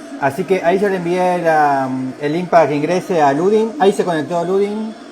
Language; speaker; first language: Spanish; native; Spanish